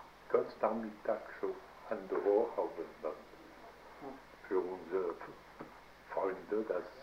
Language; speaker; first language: German; non-native, learner; French